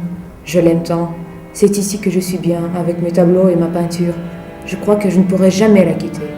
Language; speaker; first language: French; non-native, learner; Russian